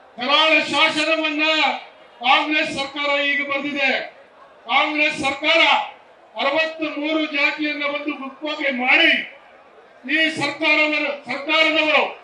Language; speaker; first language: Kannada; non-native, local second language; Lambadi